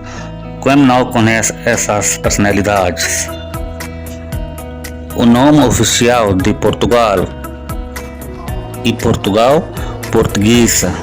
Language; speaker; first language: Portuguese; non-native, learner; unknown